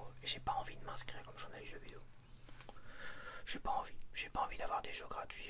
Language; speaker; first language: French; native; French